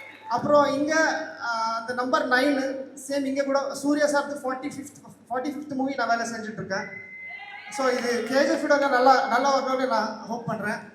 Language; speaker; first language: Tamil; non-native, local second language; Kannada